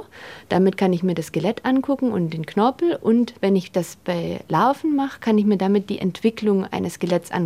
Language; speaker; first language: German; native; German